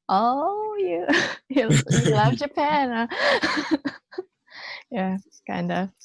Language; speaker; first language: English; non-native, learner; Japanese